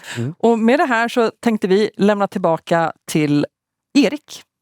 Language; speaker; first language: Swedish; native; Swedish